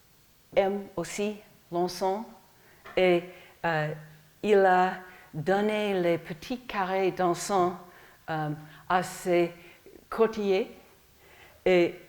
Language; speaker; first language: French; non-native, fluent; English